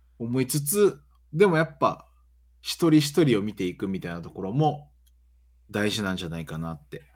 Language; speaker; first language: Japanese; early bilingual, other home language; Portuguese